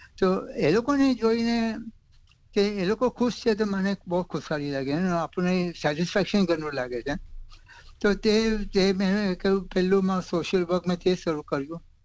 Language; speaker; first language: Gujarati; native; Gujarati